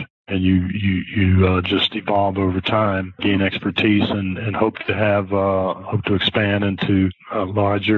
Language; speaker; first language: English; native; English